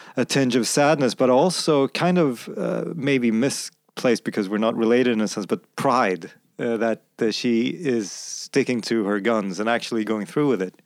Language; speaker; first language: English; non-native, fluent; Swedish